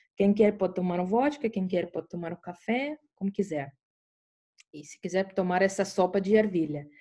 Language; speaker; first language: Portuguese; non-native, fluent; Estonian